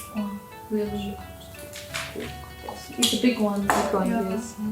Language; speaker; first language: English; non-native, local second language; Vietnamese